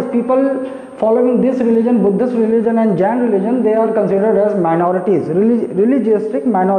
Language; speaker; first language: English; non-native, local second language; Hindi